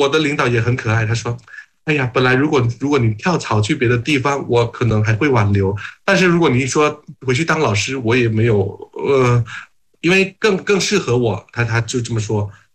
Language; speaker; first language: Chinese; non-native, fluent; Thai